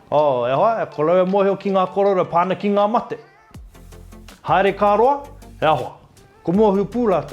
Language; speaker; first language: Māori; non-native, local second language; English